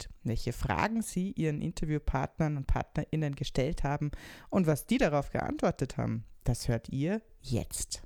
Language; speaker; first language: German; native; German